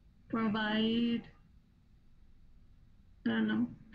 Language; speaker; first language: English; non-native, learner; Spanish